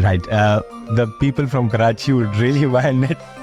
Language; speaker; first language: English; non-native, local second language; Urdu